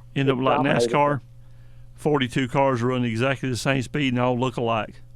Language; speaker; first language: English; native; English